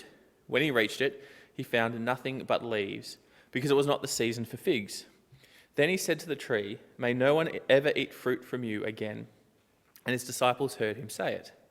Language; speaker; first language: English; native; English